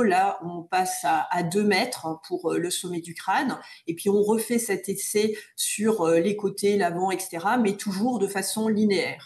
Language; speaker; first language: French; native; French